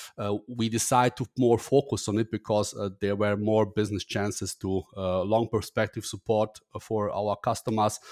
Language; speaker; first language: English; non-native, fluent; German